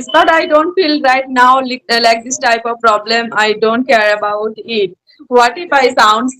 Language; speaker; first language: English; non-native, learner; Bangla